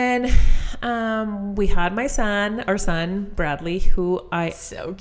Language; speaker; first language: English; non-native, fluent; Spanish